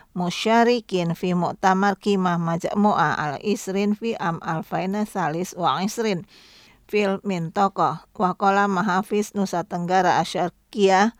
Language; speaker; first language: Arabic; non-native, fluent; Indonesian